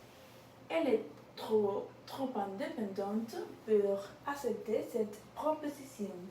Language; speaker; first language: French; non-native, learner; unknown